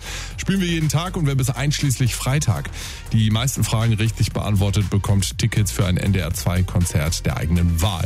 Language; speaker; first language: German; native; German